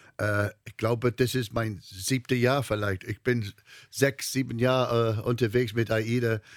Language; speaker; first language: German; non-native, learner; English